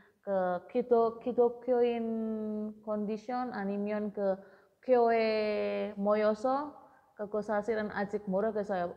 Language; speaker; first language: Korean; non-native, learner; Indonesian